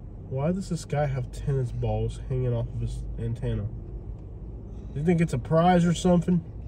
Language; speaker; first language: English; native; English